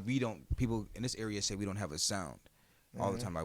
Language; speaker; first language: English; native; English